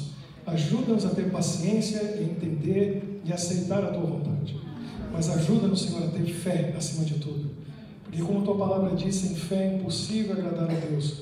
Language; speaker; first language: Portuguese; native; Portuguese